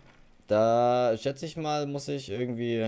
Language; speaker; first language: German; native; German